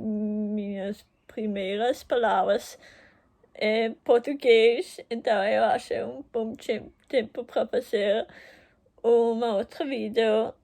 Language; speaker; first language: Portuguese; non-native, learner; German